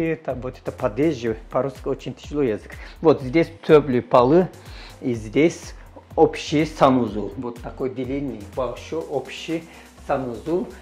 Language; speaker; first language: Russian; non-native, learner; Turkish